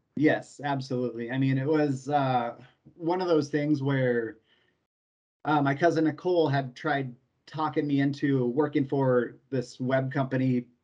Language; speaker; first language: English; native; English